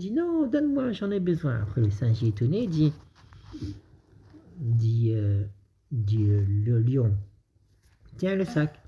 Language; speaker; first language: French; native; French